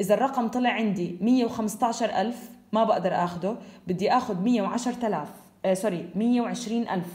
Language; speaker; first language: Arabic; native; Arabic